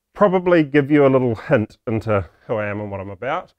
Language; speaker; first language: English; native; English